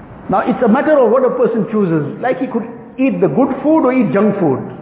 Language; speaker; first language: English; native; English